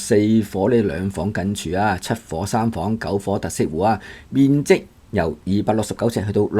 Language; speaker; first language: Cantonese; native; Cantonese